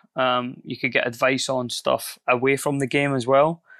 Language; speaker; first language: English; native; English